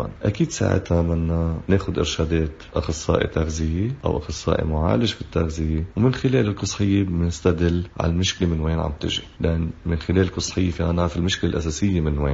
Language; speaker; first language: Arabic; native; Arabic